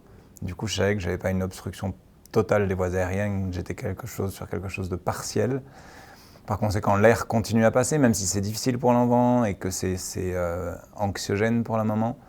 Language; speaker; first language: French; native; French